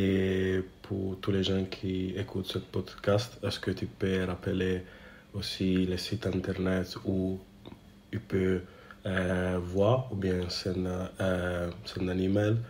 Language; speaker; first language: French; non-native, learner; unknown